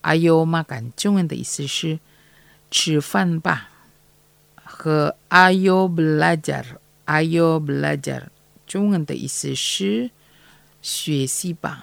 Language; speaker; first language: Chinese; non-native, fluent; Indonesian